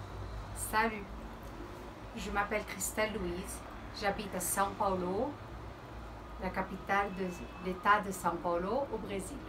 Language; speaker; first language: French; early bilingual, heritage; Portuguese